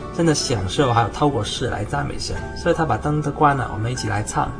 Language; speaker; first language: Chinese; non-native, local second language; Cantonese